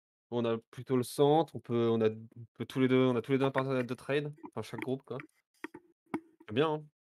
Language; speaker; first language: French; native; French